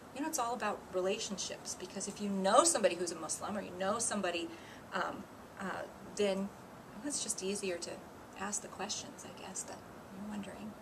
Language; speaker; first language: English; native; English